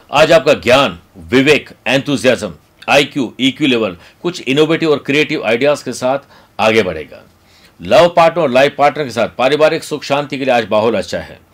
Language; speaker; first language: Hindi; native; Hindi